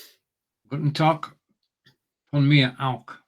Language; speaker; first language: German; non-native, learner; English